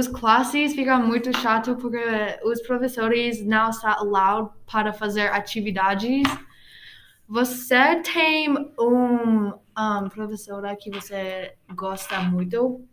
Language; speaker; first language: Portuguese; non-native, learner; English